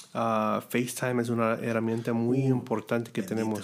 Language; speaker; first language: Spanish; early bilingual, heritage; Spanish